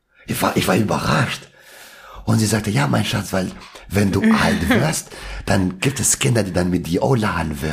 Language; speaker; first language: German; non-native, local second language; Albanian